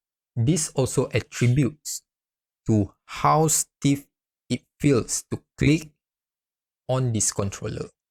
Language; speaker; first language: English; non-native, fluent; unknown